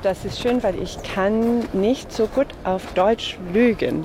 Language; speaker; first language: German; non-native, fluent; English